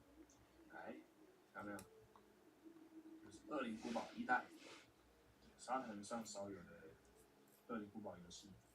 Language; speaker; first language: Chinese; native; Chinese